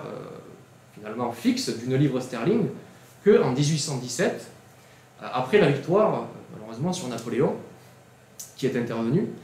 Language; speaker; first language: French; native; French